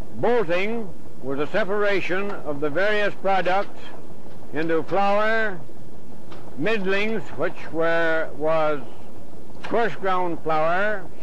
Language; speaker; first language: English; native; English